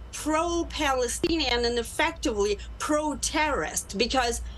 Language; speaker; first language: English; non-native, fluent; Russian